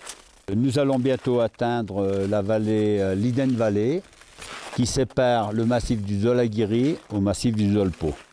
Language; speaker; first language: French; native; French